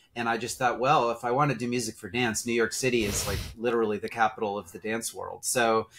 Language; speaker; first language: English; native; English